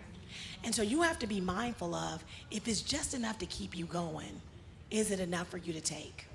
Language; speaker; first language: English; native; English